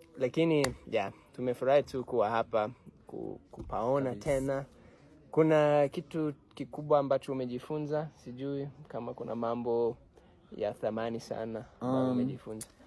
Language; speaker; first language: Swahili; non-native, fluent; English